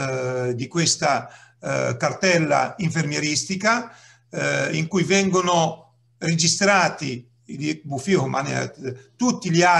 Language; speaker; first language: Italian; non-native, fluent; Arabic